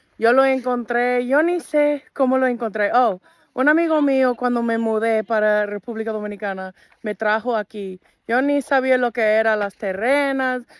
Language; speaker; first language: Spanish; non-native, fluent; English